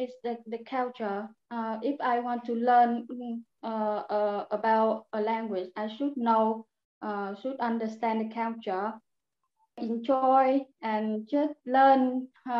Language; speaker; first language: English; non-native, learner; Vietnamese